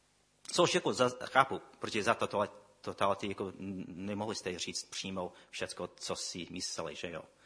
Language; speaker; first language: Czech; non-native, fluent; English